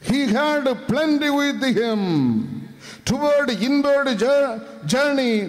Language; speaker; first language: English; non-native, local second language; Malayalam